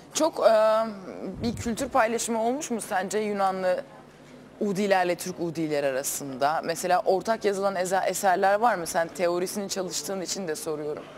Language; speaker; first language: Turkish; native; Turkish